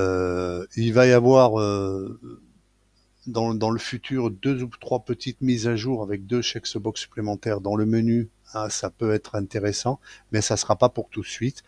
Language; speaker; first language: French; native; French